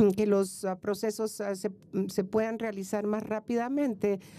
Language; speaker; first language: Spanish; non-native, fluent; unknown